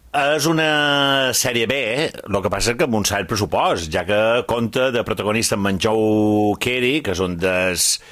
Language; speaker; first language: Catalan; native; Catalan